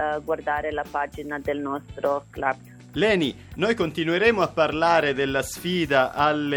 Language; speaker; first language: Italian; non-native, learner; Slovenian